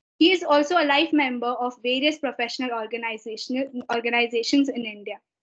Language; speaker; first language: English; non-native, local second language; Marathi